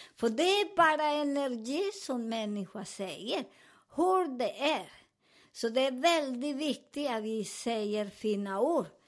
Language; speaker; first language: Swedish; non-native, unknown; Spanish